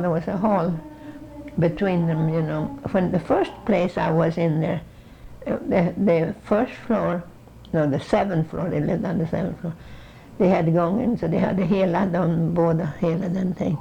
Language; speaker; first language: English; non-native, fluent; Swedish